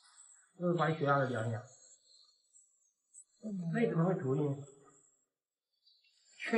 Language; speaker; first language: Chinese; native; Chinese